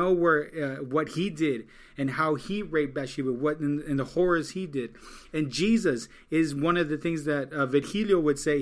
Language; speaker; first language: English; native; English